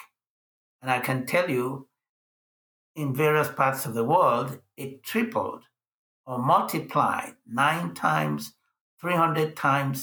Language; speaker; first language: English; non-native, local second language; Igbo